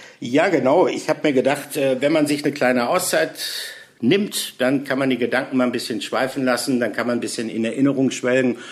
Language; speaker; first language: German; native; German